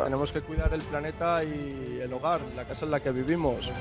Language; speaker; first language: Spanish; native; Spanish